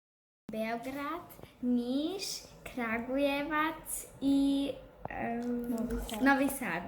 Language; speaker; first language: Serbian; early bilingual, heritage; Serbian